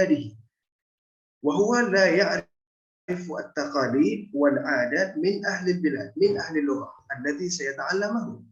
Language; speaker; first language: Arabic; non-native, fluent; Indonesian